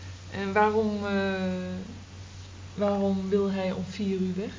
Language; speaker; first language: Dutch; native; Dutch